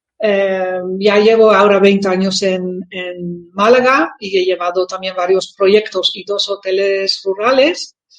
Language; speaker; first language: Spanish; non-native, fluent; Dutch